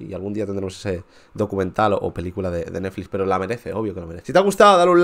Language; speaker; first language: Spanish; native; Spanish